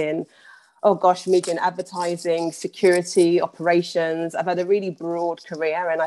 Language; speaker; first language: English; native; English